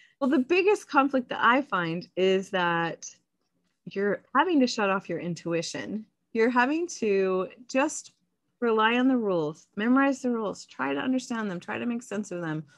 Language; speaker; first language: English; native; English